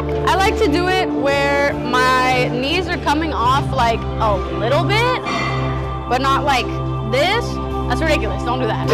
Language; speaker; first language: English; native; English